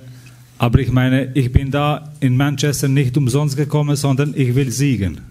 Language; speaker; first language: German; non-native, fluent; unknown